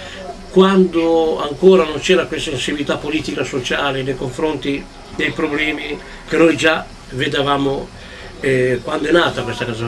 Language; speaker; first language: Italian; native; Italian